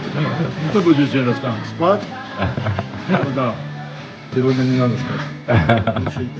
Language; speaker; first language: Russian; non-native, fluent; Armenian